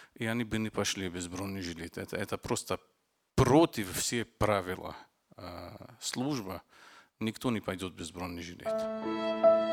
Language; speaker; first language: Russian; non-native, fluent; Arabic